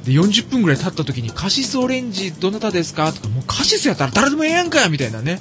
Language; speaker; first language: Japanese; native; Japanese